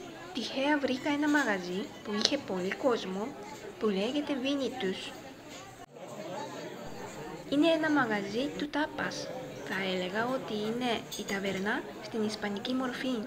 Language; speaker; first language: Greek; non-native, fluent; Japanese